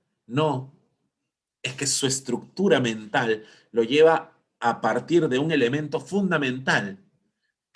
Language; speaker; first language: Spanish; native; Spanish